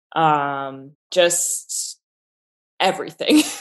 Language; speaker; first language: English; native; English